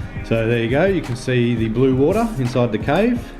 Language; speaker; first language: English; native; English